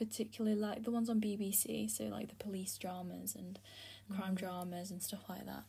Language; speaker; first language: English; early bilingual, other home language; Filipino